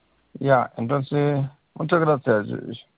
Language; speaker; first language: Spanish; non-native, learner; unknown